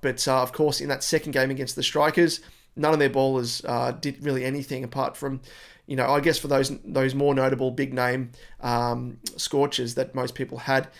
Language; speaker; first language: English; native; English